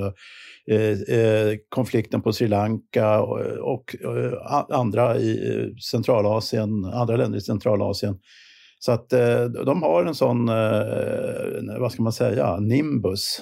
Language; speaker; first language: Swedish; native; Swedish